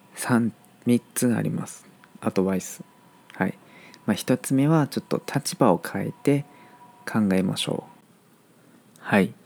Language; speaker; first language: Japanese; non-native, fluent; Chinese